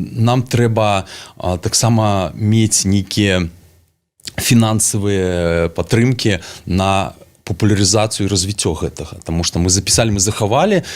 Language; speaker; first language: Belarusian; native; Belarusian